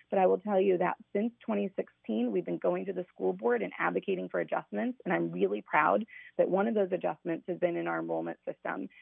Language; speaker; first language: English; native; English